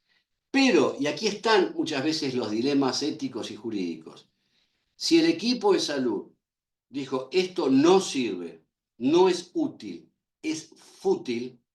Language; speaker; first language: Spanish; native; Spanish